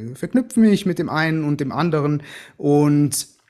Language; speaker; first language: German; early bilingual, other home language; Greek